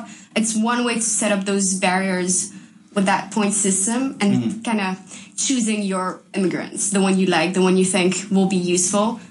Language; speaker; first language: English; non-native, fluent; French